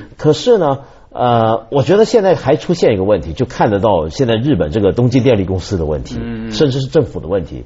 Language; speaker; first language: Chinese; non-native, local second language; Cantonese